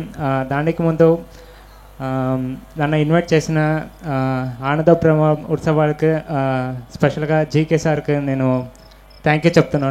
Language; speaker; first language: Telugu; non-native, local second language; Tamil